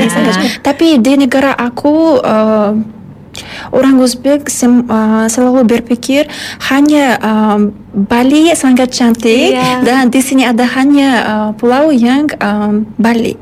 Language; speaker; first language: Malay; non-native, learner; Uzbek